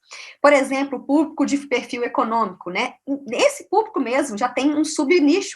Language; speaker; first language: Portuguese; native; Portuguese